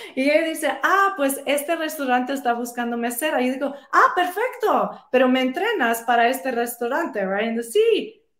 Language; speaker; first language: Spanish; early bilingual, heritage; Spanish